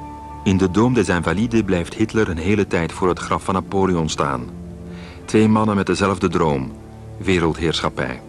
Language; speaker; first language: Dutch; native; Dutch